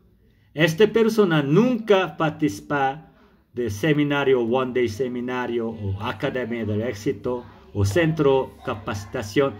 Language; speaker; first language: Spanish; non-native, learner; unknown